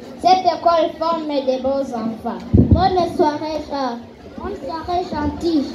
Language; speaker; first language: French; non-native, learner; Kinyarwanda